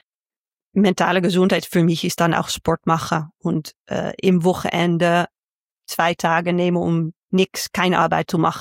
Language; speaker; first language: German; non-native, learner; Dutch